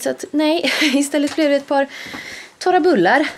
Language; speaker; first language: Swedish; native; Swedish